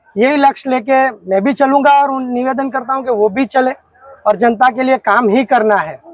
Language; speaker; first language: Hindi; non-native, local second language; Gujarati